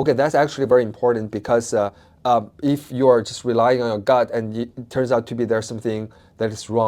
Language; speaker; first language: English; non-native, fluent; Chinese